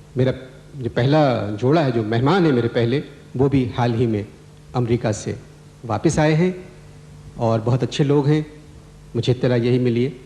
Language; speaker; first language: Urdu; native; Urdu